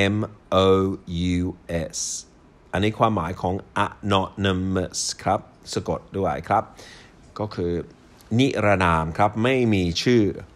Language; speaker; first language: Thai; non-native, fluent; English